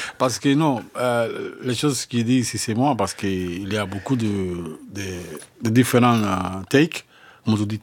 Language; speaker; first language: French; non-native, learner; Spanish